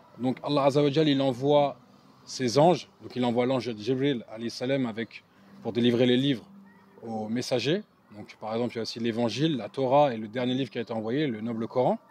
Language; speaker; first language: French; native; French